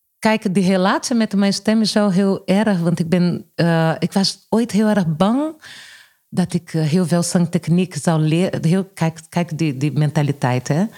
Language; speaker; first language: Dutch; non-native, fluent; Portuguese